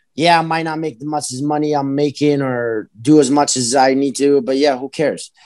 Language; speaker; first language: English; early bilingual, other home language; Arabic